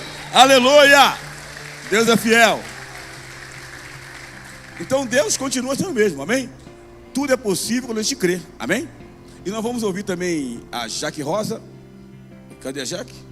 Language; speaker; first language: Portuguese; native; Portuguese